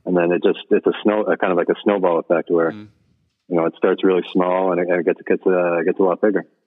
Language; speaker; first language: English; native; English